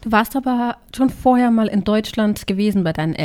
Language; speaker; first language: German; native; German